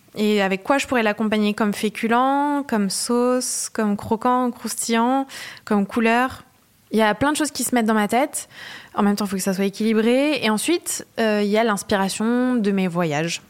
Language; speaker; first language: French; native; French